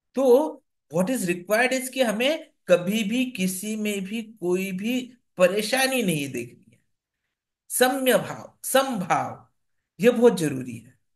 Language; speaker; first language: Hindi; non-native, local second language; Marathi